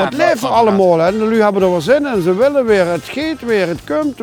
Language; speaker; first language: Dutch; native; Dutch